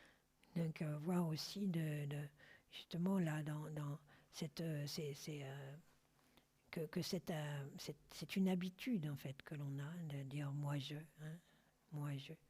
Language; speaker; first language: French; native; French